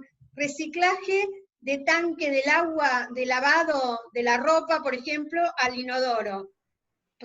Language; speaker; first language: Spanish; native; Spanish